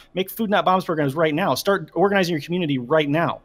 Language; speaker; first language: English; native; English